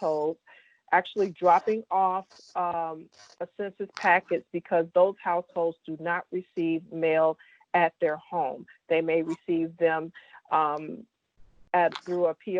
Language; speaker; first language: English; native; English